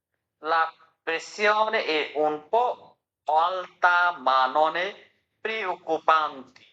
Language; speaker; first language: Italian; non-native, learner; Bangla